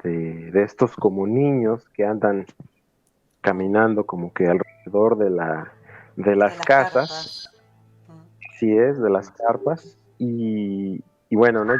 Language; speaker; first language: Spanish; native; Spanish